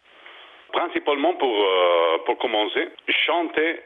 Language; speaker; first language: French; non-native, learner; Spanish